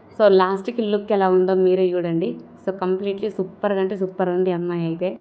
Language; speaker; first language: Telugu; non-native, local second language; Lambadi